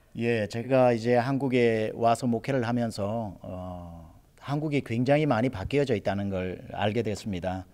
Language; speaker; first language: Korean; native; Korean